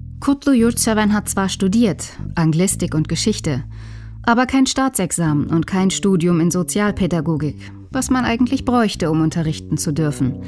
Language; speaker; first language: German; native; German